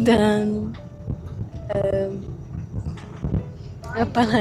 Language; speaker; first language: Indonesian; non-native, learner; Czech